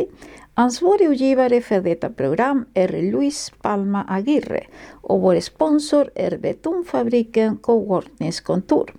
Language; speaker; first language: Swedish; non-native, fluent; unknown